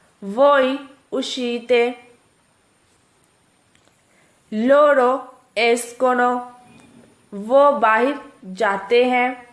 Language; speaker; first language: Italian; non-native, fluent; Urdu